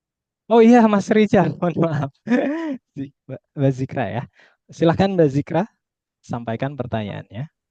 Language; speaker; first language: Indonesian; native; Indonesian